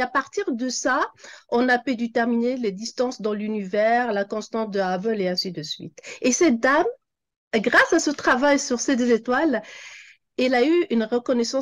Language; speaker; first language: French; non-native, local second language; Arabic